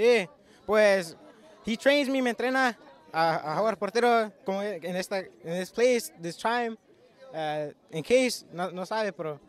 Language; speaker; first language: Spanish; early bilingual, heritage; Spanish